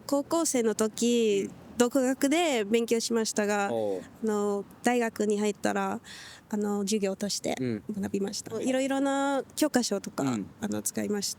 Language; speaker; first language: Japanese; non-native, fluent; English